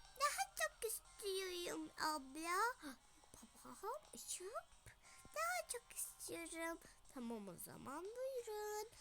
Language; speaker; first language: Turkish; early bilingual, other home language; Arabic